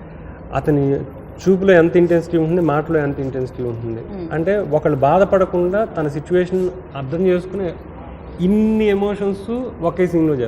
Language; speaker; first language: Telugu; native; Telugu